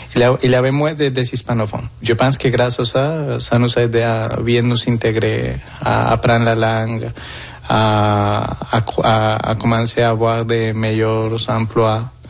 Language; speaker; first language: French; non-native, fluent; Spanish